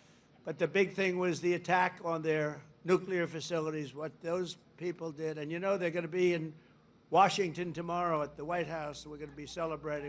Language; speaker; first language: English; native; English